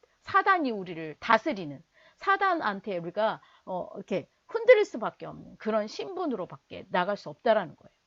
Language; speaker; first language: Korean; native; Korean